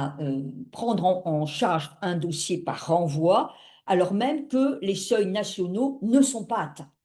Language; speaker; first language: French; native; French